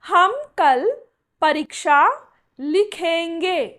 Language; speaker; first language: Hindi; non-native, local second language; Telugu